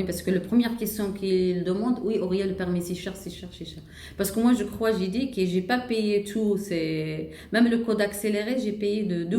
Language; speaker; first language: French; non-native, learner; Arabic